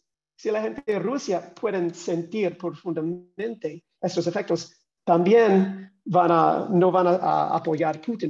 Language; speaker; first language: Spanish; non-native, fluent; English